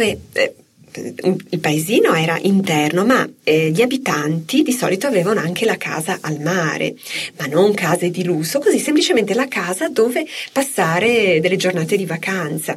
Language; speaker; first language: Italian; native; Italian